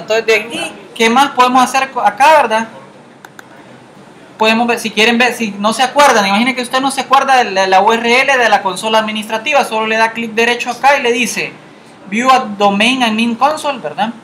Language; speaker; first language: Spanish; native; Spanish